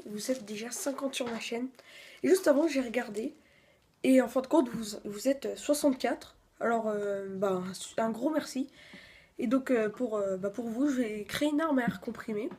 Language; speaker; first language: French; native; French